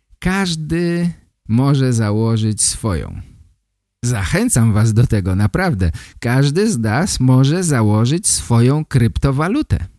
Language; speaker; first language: Polish; native; Polish